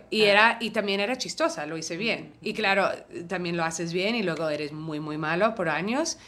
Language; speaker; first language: Spanish; early bilingual, heritage; Spanish